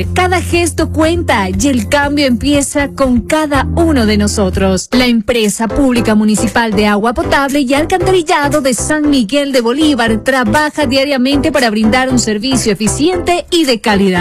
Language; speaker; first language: Spanish; native; Spanish